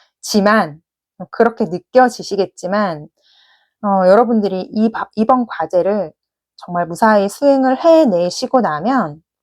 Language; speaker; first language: Korean; native; Korean